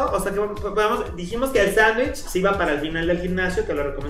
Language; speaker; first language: Spanish; native; Spanish